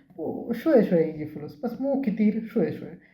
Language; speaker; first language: Arabic; non-native, learner; Bangla